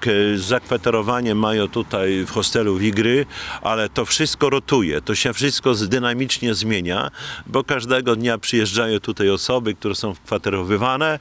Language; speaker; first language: Polish; native; Polish